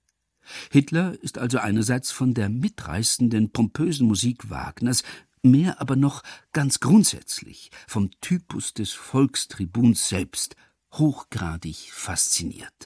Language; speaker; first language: German; native; German